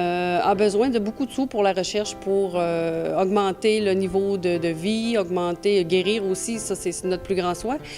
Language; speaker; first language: French; native; French